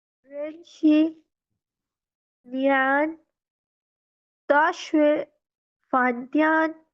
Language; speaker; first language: Chinese; non-native, learner; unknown